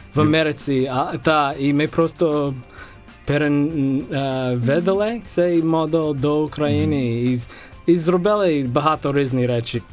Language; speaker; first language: Ukrainian; non-native, learner; English